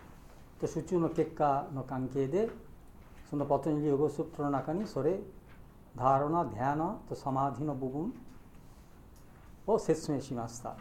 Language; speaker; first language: Japanese; non-native, learner; Bangla